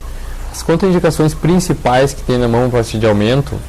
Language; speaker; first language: Portuguese; native; Portuguese